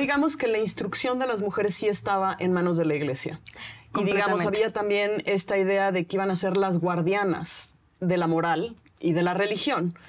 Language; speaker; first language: Spanish; native; Spanish